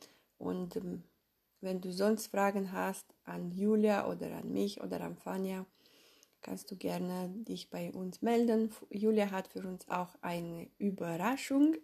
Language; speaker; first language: German; non-native, fluent; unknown